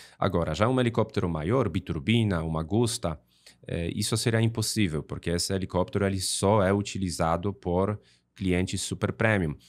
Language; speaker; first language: Portuguese; non-native, fluent; Polish